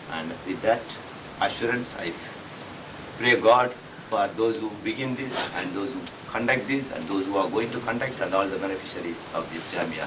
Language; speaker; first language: English; non-native, local second language; Tamil